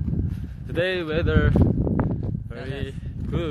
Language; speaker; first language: English; non-native, learner; Korean